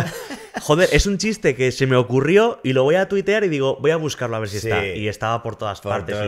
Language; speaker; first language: Spanish; native; Spanish